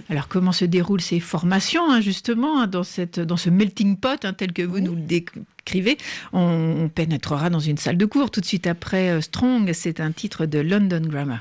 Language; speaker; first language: French; native; French